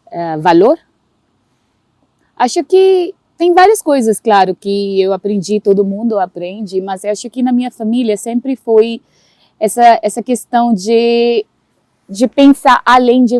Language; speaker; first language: Portuguese; non-native, fluent; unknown